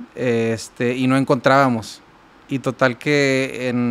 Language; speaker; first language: Spanish; native; Spanish